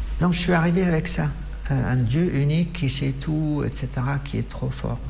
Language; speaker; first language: French; non-native, fluent; Arabic